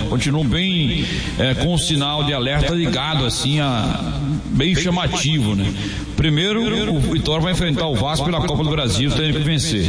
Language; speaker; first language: Portuguese; native; Portuguese